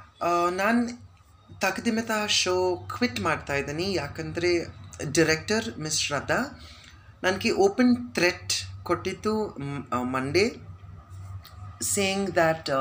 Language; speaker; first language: Kannada; non-native, learner; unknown